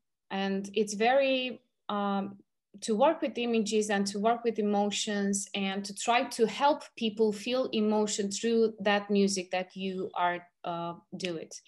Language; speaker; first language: English; non-native, fluent; Romanian